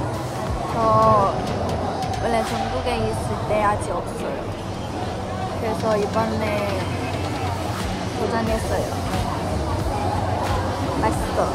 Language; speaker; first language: Korean; non-native, learner; Chinese